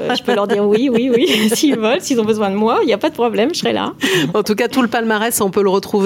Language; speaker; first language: French; native; French